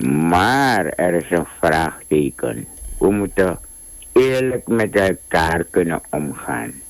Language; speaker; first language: Dutch; non-native, local second language; Sranan Tongo